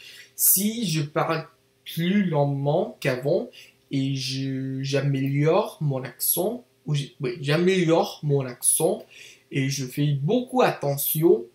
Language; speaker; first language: French; non-native, learner; English